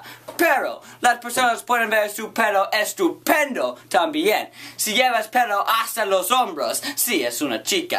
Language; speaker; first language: Spanish; non-native, learner; English